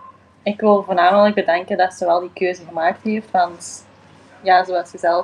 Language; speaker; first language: Dutch; native; Dutch